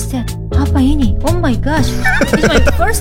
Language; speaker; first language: English; non-native, learner; Korean